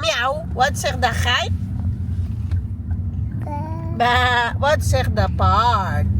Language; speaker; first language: Dutch; non-native, learner; Filipino